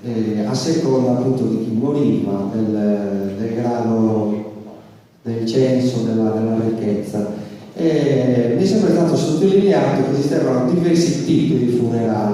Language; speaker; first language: Italian; native; Italian